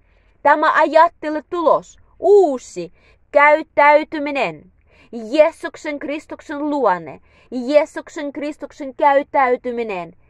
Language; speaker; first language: Finnish; non-native, learner; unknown